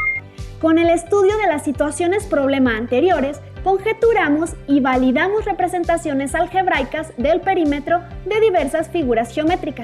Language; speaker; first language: Spanish; native; Spanish